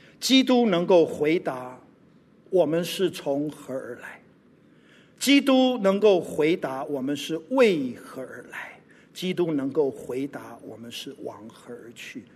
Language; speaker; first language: Chinese; non-native, local second language; English